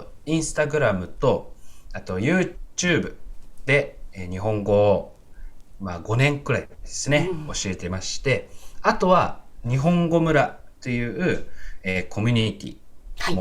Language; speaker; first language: Japanese; native; Japanese